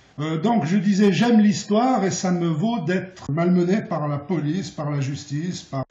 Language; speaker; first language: French; early bilingual, other home language; Arabic